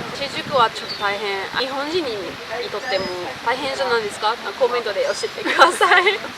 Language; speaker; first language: Japanese; non-native, fluent; English